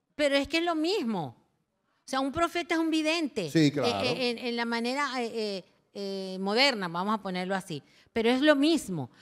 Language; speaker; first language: Spanish; native; Spanish